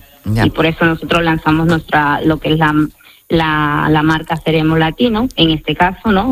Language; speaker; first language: Spanish; native; Spanish